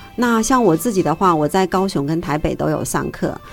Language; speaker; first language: Chinese; native; Chinese